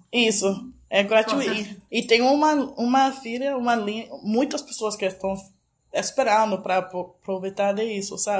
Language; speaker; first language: Portuguese; non-native, fluent; English